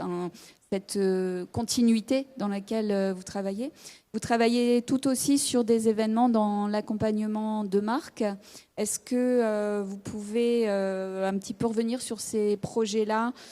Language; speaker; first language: French; native; French